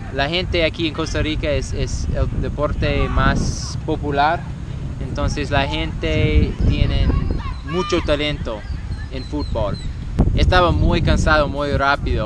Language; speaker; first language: Spanish; non-native, learner; English